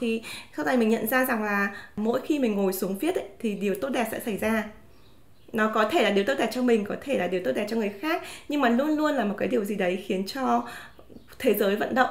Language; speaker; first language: Vietnamese; native; Vietnamese